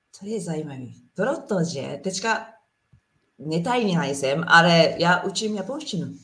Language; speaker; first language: Czech; non-native, learner; Japanese